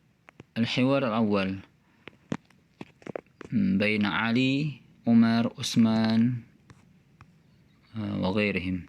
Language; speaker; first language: Arabic; non-native, fluent; Indonesian